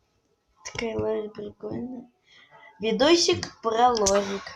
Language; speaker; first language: Russian; native; Russian